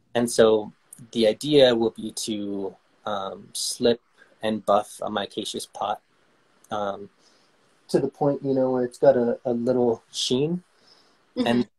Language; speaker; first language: English; native; English